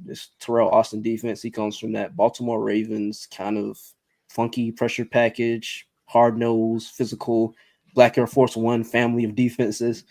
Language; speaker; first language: English; native; English